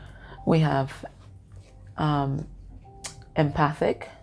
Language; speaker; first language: English; native; English